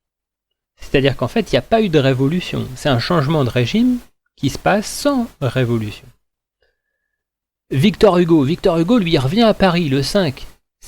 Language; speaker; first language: French; native; French